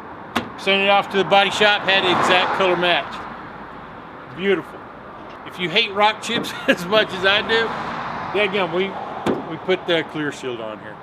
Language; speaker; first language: English; native; English